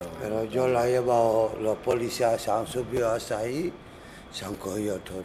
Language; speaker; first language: Spanish; non-native, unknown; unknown